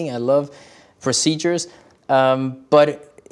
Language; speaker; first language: English; early bilingual, other home language; Spanish